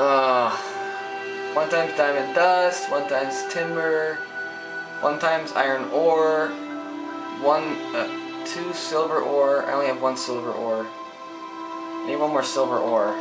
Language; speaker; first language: English; native; English